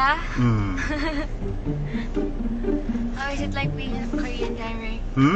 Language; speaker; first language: English; non-native, local second language; Filipino